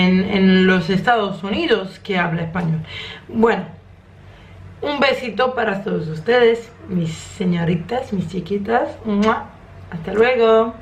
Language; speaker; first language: Spanish; non-native, fluent; Croatian